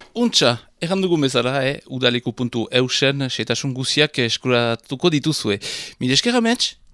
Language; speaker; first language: Basque; native; Basque